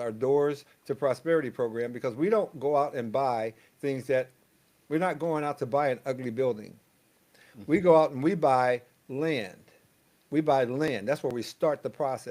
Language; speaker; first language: English; native; English